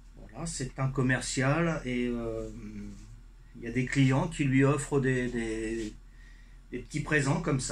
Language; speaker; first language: French; native; French